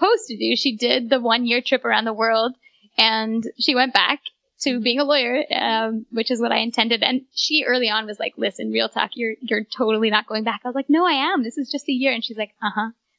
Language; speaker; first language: English; native; English